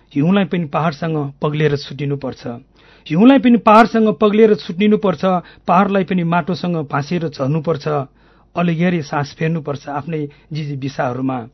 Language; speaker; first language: Nepali; non-native, local second language; Newari